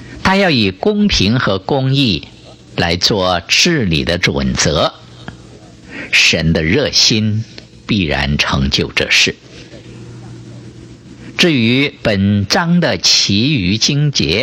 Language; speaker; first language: Chinese; native; Chinese